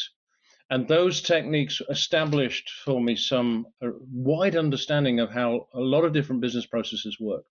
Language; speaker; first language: English; native; English